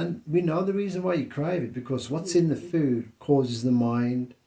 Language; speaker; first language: English; native; English